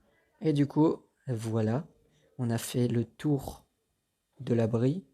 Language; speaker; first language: French; native; French